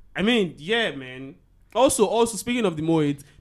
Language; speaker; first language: English; non-native, local second language; Yoruba